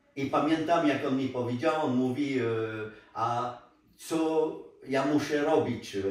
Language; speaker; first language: Polish; early bilingual, heritage; French